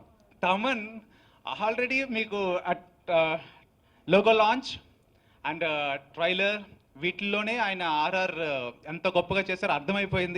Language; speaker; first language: Telugu; native; Telugu